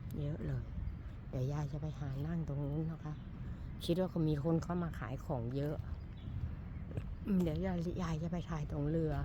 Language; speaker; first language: Thai; native; Thai